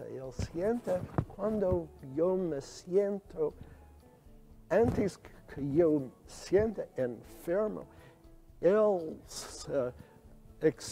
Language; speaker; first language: Spanish; non-native, learner; English